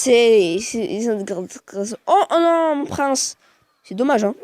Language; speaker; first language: French; native; French